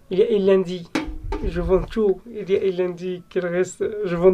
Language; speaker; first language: French; non-native, local second language; Arabic